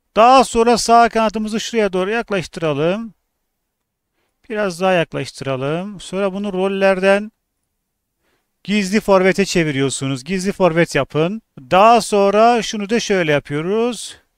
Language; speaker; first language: Turkish; native; Turkish